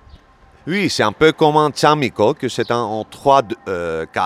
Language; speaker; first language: French; non-native, learner; Greek